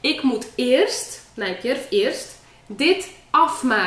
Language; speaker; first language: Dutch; non-native, fluent; Polish